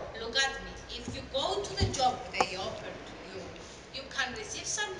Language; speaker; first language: English; non-native, local second language; Greek